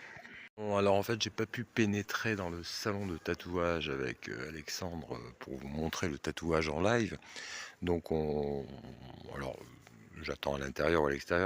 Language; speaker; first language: French; native; French